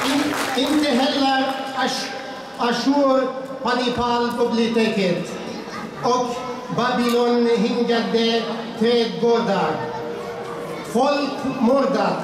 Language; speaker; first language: Swedish; non-native, fluent; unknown